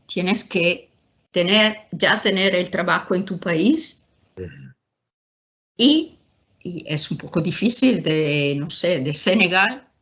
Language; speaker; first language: Spanish; non-native, fluent; Italian